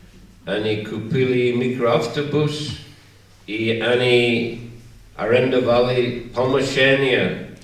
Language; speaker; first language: Russian; non-native, learner; English